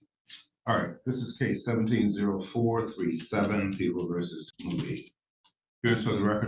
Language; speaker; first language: English; native; English